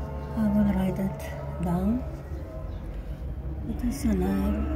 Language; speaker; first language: English; non-native, learner; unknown